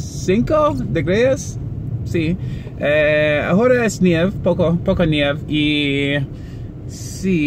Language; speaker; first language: Spanish; non-native, learner; English